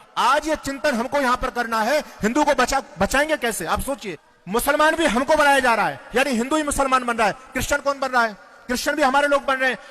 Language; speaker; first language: Hindi; native; Hindi